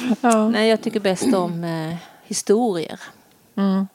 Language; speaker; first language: Swedish; native; Swedish